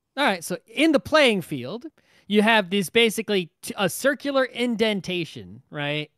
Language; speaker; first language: English; native; English